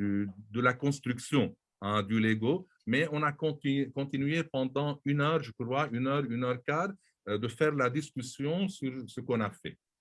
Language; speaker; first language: French; non-native, local second language; Arabic